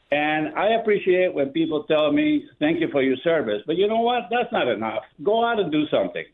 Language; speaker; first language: English; non-native, fluent; Spanish